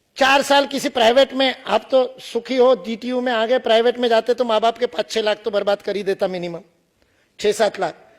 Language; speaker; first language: Hindi; non-native, local second language; Marathi